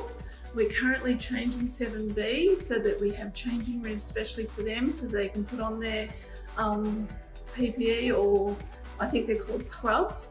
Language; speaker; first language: English; native; English